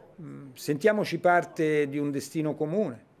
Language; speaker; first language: Italian; native; Italian